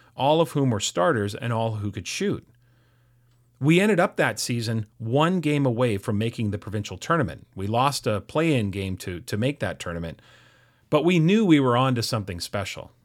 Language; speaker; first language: English; native; English